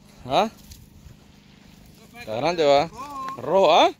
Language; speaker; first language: Spanish; native; Spanish